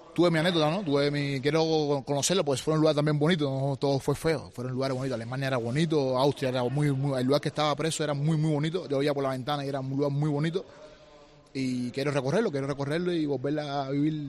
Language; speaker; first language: Spanish; native; Spanish